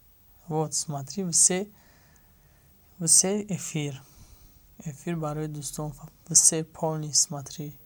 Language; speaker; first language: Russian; non-native, learner; Tajik